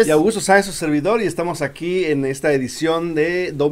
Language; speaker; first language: Spanish; native; Spanish